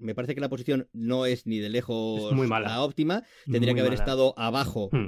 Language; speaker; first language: Spanish; native; Spanish